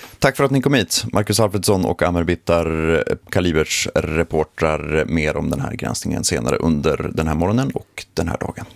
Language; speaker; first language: Swedish; native; Swedish